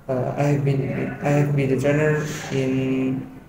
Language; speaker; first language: English; non-native, learner; Indonesian